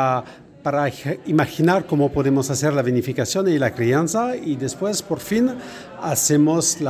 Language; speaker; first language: Spanish; non-native, fluent; French